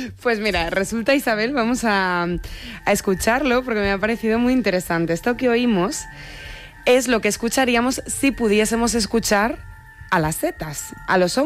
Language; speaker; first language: Spanish; native; Spanish